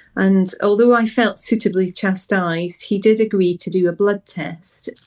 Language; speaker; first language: English; native; English